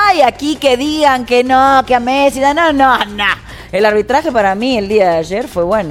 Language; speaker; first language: Spanish; native; Spanish